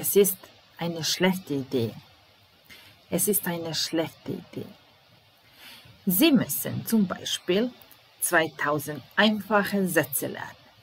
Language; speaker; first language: German; non-native, fluent; Serbian